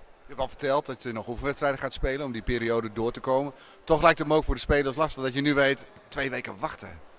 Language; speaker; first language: Dutch; native; Dutch